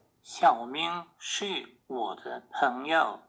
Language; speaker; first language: Chinese; non-native, learner; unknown